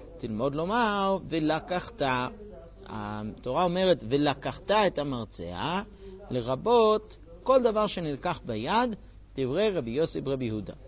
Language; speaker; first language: Hebrew; non-native, fluent; English